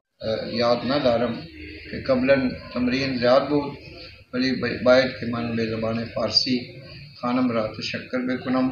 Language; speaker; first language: Persian; non-native, learner; Urdu